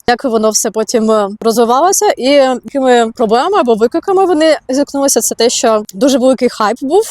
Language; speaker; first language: Ukrainian; native; Ukrainian